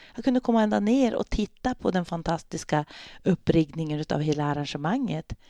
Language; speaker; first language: Swedish; native; Swedish